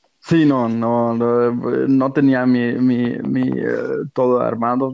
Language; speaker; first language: Spanish; non-native, fluent; German